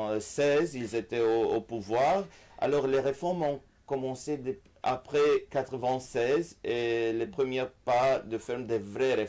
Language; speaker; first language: French; non-native, fluent; Romanian